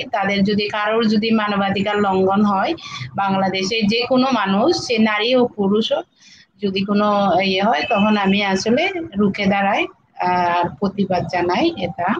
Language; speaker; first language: Bangla; non-native, local second language; Chakma